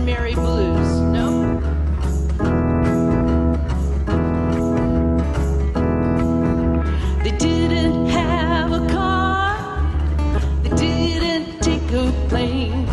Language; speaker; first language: English; native; English